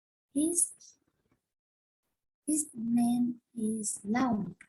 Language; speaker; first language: English; non-native, learner; Vietnamese